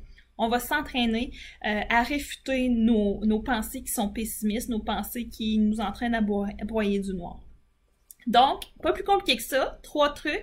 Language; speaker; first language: French; native; French